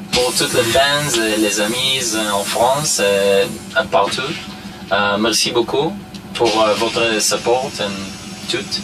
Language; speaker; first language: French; non-native, learner; Hebrew